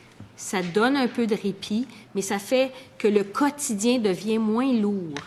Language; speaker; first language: French; native; French